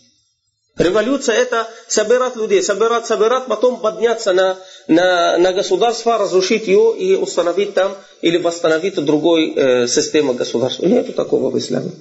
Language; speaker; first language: Russian; non-native, fluent; Arabic